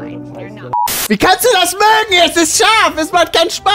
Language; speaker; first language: German; native; German